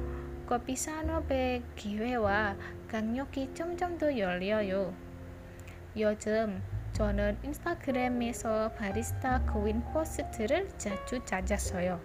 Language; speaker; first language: Korean; non-native, learner; Indonesian